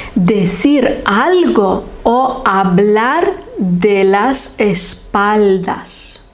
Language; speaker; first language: Spanish; non-native, fluent; Lithuanian